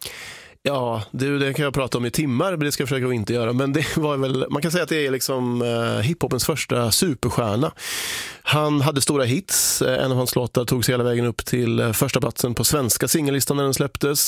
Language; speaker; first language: Swedish; native; Swedish